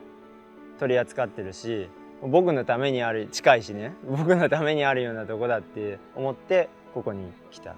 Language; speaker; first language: Japanese; native; Japanese